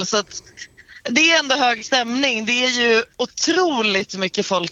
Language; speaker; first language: Swedish; native; Swedish